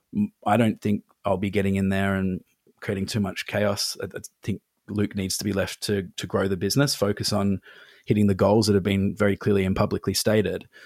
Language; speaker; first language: English; native; English